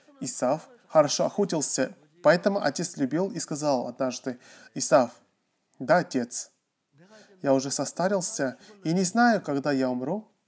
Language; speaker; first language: Russian; non-native, fluent; Korean